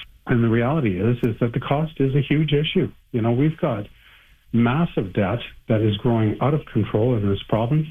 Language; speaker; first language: English; native; English